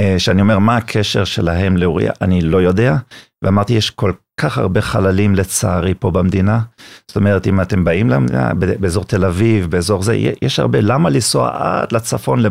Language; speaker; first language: Hebrew; non-native, fluent; German